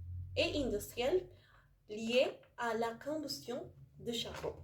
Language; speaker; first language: French; non-native, learner; Spanish